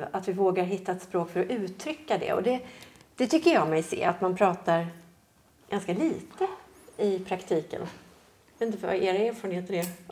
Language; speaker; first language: Swedish; native; Swedish